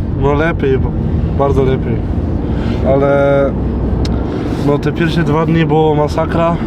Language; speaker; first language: Polish; non-native, learner; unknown